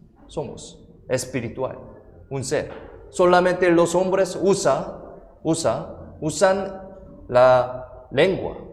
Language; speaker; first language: Spanish; non-native, fluent; Korean